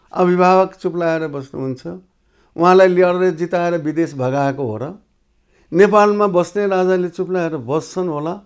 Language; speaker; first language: Nepali; non-native, local second language; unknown